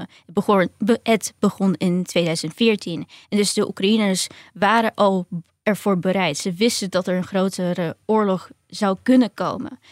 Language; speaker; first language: Dutch; early bilingual, other home language; Ukrainian